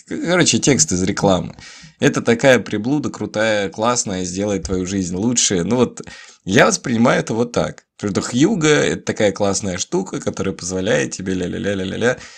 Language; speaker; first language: Russian; native; Russian